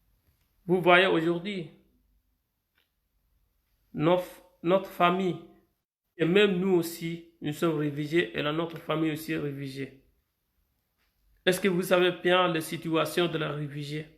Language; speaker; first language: French; non-native, fluent; Arabic